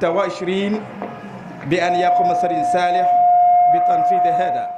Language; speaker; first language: Arabic; non-native, fluent; Wolof